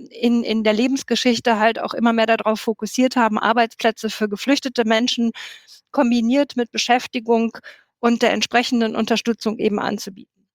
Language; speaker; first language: German; native; German